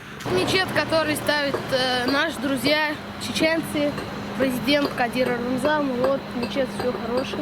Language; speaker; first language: Russian; non-native, learner; Arabic